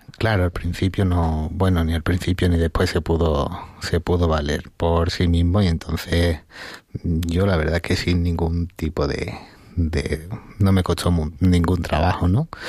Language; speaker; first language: Spanish; native; Spanish